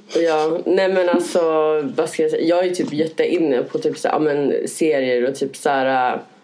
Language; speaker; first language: Swedish; native; Swedish